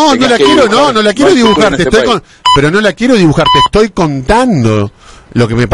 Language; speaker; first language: Spanish; native; Spanish